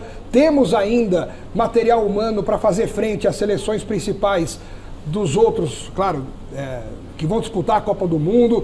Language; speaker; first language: Portuguese; native; Portuguese